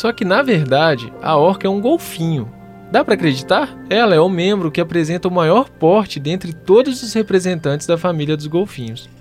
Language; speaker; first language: Portuguese; native; Portuguese